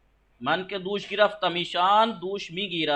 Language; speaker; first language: Persian; non-native, fluent; Urdu